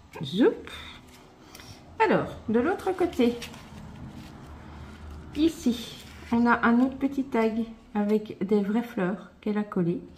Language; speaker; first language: French; native; French